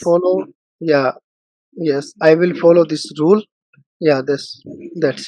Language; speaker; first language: English; non-native, learner; Hindi